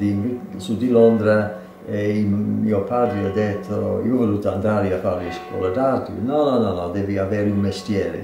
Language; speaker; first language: Italian; non-native, fluent; English